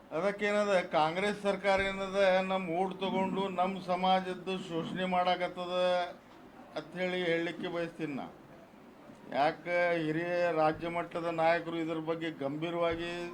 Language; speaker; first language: Kannada; non-native, local second language; Urdu